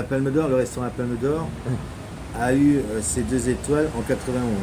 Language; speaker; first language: French; native; French